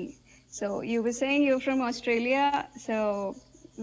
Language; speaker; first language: English; non-native, local second language; Malayalam